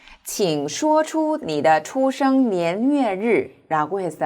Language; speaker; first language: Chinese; non-native, fluent; Korean